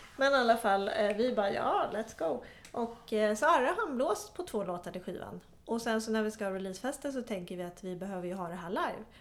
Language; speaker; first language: Swedish; native; Swedish